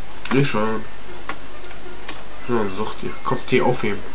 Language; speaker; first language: German; native; German